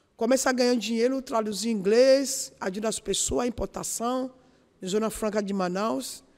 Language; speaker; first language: Portuguese; non-native, learner; Yoruba